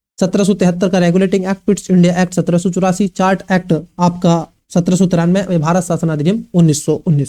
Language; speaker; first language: Hindi; native; Hindi